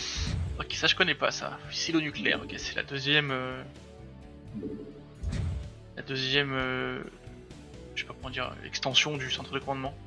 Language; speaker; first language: French; native; French